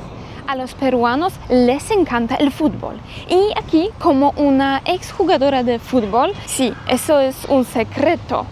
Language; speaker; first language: Spanish; non-native, fluent; Polish